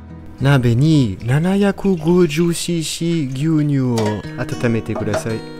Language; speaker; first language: Japanese; non-native, learner; French